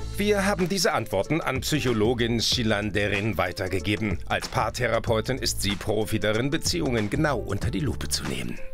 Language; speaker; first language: German; native; German